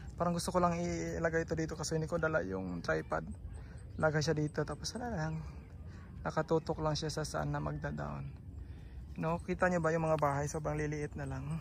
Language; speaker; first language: Filipino; non-native, local second language; Cebuano